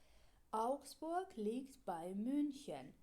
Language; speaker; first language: German; non-native, fluent; Georgian